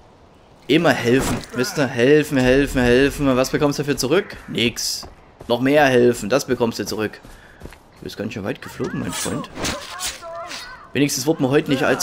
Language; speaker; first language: German; native; German